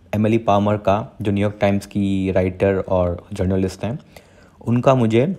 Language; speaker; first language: Hindi; non-native, local second language; Gujarati